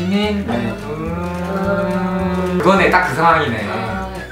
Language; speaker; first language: Vietnamese; non-native, learner; Korean